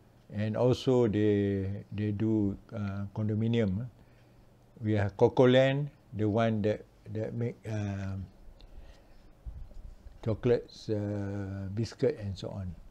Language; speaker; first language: English; non-native, local second language; Malay